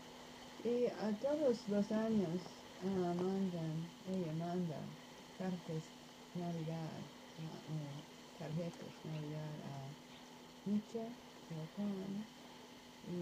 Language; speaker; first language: Spanish; non-native, learner; English